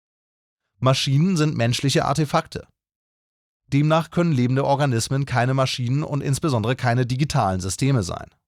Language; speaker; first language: German; native; German